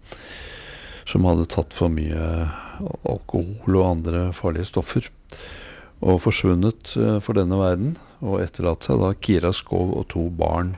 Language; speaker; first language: Norwegian; native; Norwegian